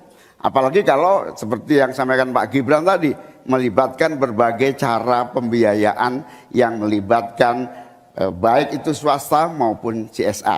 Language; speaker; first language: Indonesian; native; Indonesian